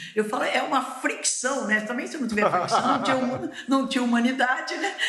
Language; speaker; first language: Portuguese; native; Portuguese